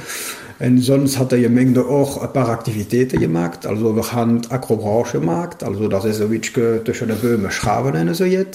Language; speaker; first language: German; non-native, local second language; French